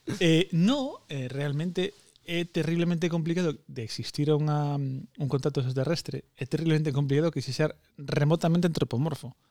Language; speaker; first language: Galician; non-native, local second language; Spanish